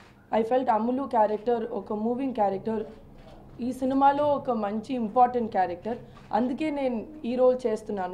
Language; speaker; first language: Telugu; non-native, fluent; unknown